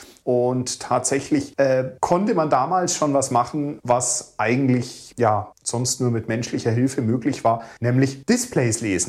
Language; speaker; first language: German; native; German